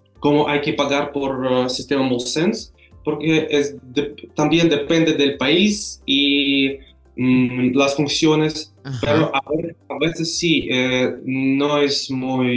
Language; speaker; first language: Spanish; non-native, learner; Russian